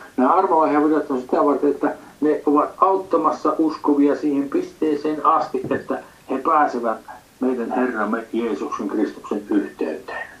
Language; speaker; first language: Finnish; native; Finnish